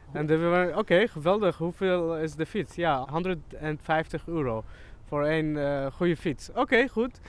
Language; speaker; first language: Dutch; non-native, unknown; Arabic